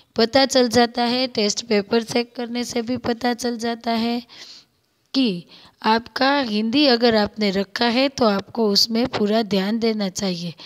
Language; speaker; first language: Hindi; non-native, local second language; Gujarati